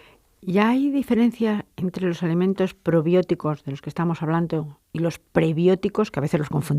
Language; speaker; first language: Spanish; native; Spanish